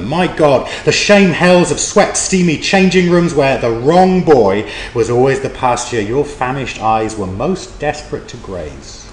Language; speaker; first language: English; native; English